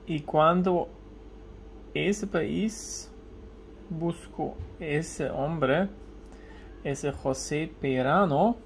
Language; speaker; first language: Spanish; non-native, learner; German